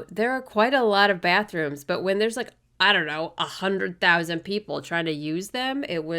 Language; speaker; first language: English; native; English